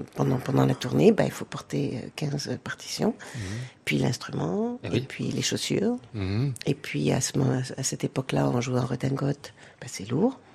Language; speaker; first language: French; native; French